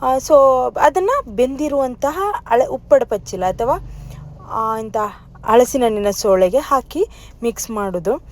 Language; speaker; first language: Kannada; non-native, local second language; Tulu